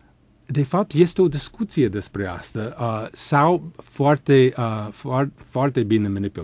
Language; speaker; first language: Romanian; non-native, fluent; English